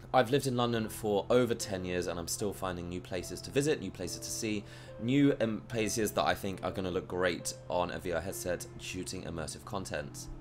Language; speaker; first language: English; native; English